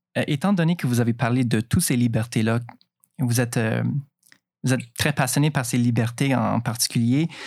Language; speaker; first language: French; native; French